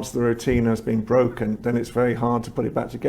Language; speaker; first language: English; native; English